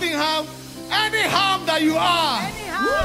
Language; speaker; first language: English; non-native, local second language; Igbo